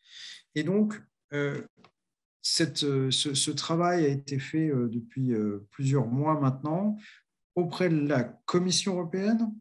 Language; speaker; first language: French; native; French